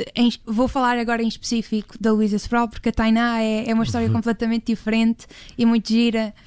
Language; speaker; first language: Portuguese; native; Portuguese